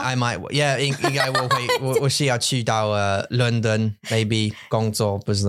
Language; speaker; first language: Chinese; non-native, learner; English